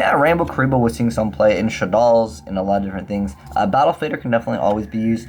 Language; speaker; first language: English; native; English